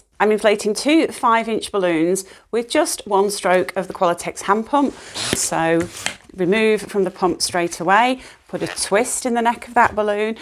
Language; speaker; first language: English; native; English